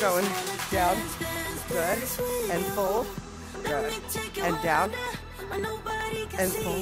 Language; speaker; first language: English; native; English